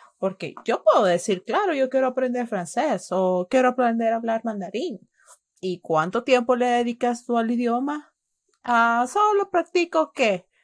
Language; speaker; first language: Spanish; native; Spanish